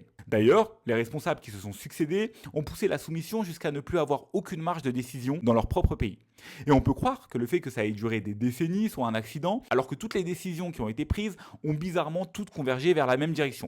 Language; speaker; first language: French; native; French